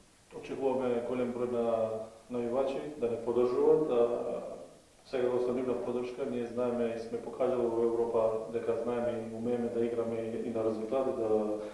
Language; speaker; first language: Macedonian; non-native, local second language; Albanian